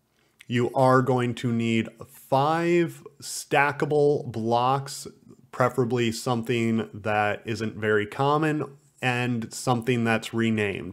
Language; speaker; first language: English; native; English